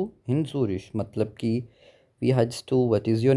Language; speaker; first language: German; non-native, learner; Hindi